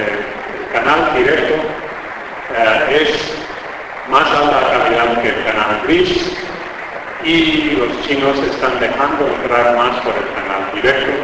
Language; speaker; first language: Spanish; non-native, fluent; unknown